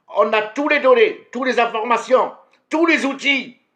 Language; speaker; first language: French; non-native, local second language; Arabic